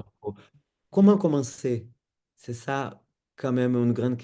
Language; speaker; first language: French; non-native, fluent; Portuguese